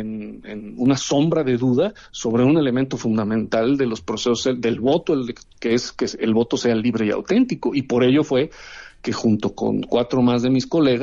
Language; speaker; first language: Spanish; native; Spanish